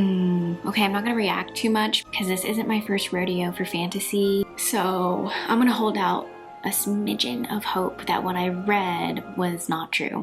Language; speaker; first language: English; native; English